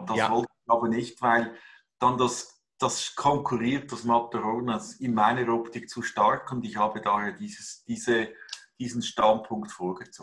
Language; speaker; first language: German; native; German